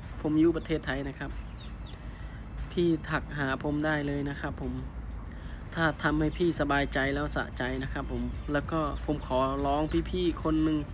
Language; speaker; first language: Thai; non-native, fluent; Khmer